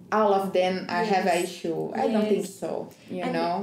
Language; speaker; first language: English; non-native, learner; Portuguese